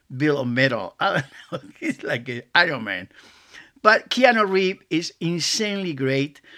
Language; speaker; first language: English; non-native, fluent; Spanish